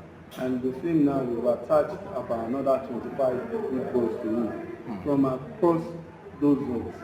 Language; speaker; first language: English; non-native, local second language; Yoruba